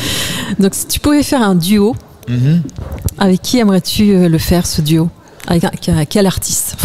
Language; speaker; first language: French; native; French